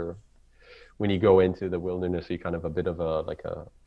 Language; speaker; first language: English; non-native, fluent; Hebrew